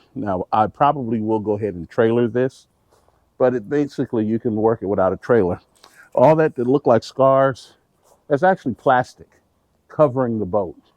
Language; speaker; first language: English; native; English